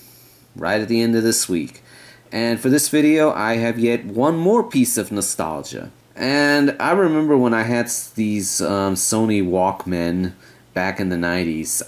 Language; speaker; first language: English; native; English